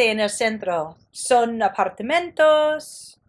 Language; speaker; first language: Spanish; non-native, fluent; English